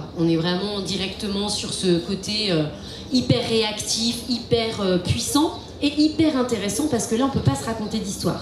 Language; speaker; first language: French; native; French